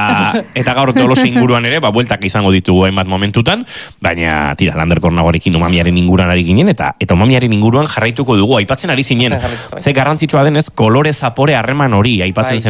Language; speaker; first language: Basque; native; Basque